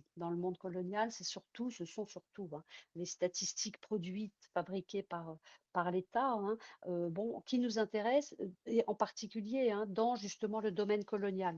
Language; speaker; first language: French; native; French